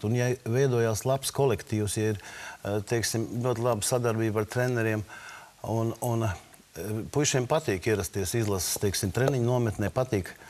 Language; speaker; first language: Latvian; native; Latvian